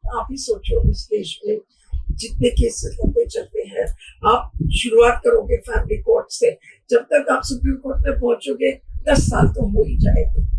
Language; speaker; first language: Hindi; non-native, local second language; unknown